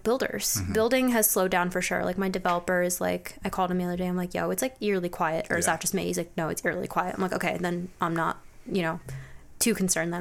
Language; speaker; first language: English; native; English